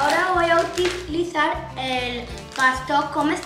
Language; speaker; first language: Spanish; early bilingual, other home language; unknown